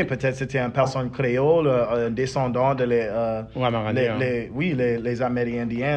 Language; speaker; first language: French; early bilingual, heritage; English